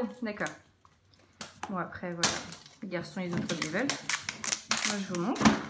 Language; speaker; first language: French; native; French